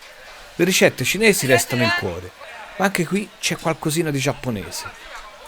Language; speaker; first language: Italian; native; Italian